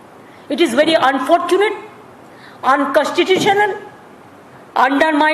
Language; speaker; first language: English; non-native, local second language; Bangla